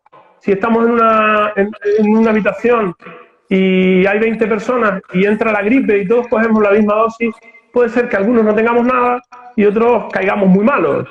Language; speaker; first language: Spanish; native; Spanish